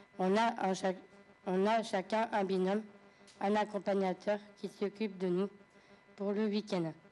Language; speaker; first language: French; native; French